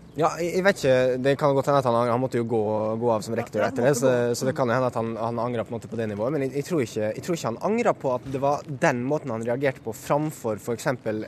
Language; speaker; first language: Norwegian; native; Norwegian